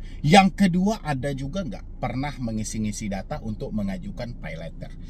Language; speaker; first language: Indonesian; non-native, local second language; Minangkabau